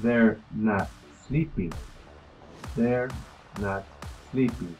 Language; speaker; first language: English; non-native, fluent; Spanish